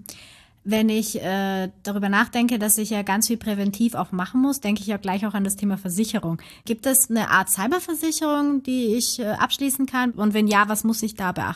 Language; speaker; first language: German; native; German